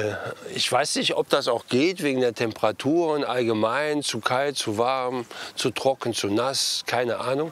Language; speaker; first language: German; native; German